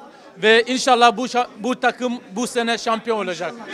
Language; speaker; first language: Turkish; non-native, learner; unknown